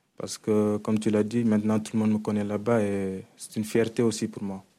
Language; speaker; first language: French; non-native, local second language; Wolof